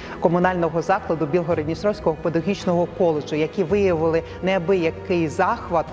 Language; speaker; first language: Ukrainian; native; Ukrainian